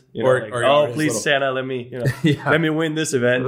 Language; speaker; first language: English; non-native, fluent; Spanish